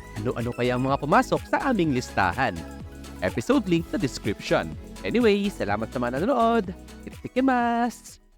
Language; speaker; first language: Filipino; native; Filipino